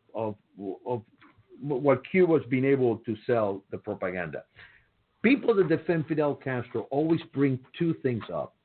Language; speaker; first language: English; early bilingual, other home language; Spanish